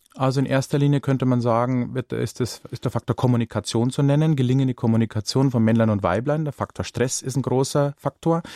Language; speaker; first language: German; native; German